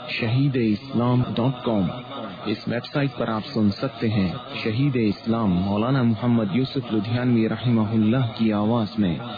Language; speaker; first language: Urdu; non-native, local second language; Punjabi